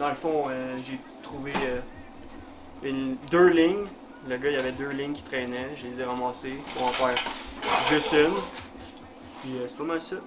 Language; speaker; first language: French; native; French